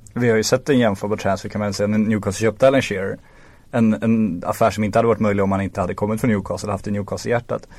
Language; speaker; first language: Swedish; native; Swedish